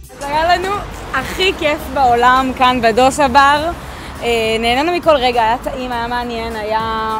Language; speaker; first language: Hebrew; native; Hebrew